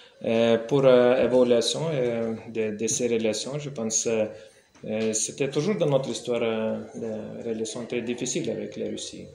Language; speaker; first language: French; non-native, fluent; Lithuanian